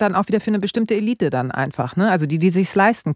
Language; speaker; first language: German; native; German